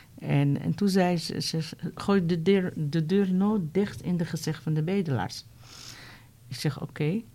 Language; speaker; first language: Dutch; non-native, fluent; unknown